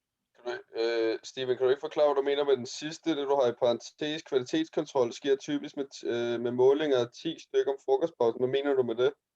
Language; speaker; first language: Danish; native; Danish